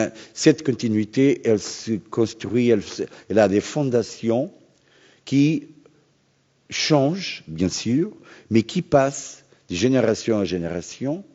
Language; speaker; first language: French; non-native, fluent; Portuguese